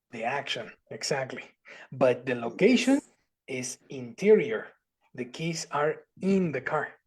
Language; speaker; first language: English; non-native, fluent; Spanish